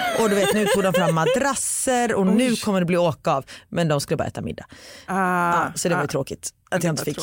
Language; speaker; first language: Swedish; native; Swedish